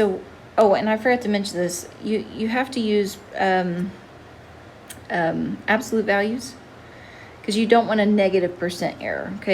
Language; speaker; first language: English; native; English